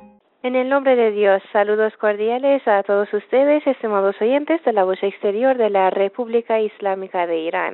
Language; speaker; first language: Spanish; non-native, fluent; Persian